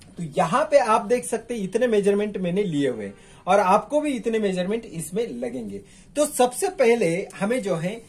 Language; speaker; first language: Hindi; non-native, local second language; Marathi